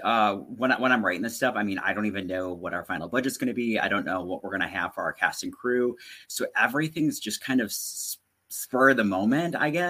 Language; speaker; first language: English; native; English